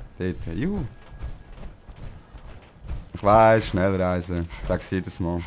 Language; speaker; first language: German; native; German